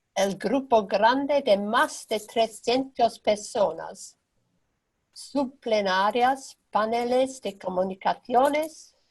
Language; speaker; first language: Spanish; non-native, learner; English